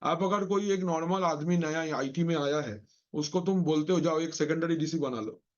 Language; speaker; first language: Hindi; non-native, local second language; Bangla